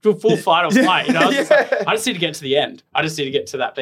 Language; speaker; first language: English; native; English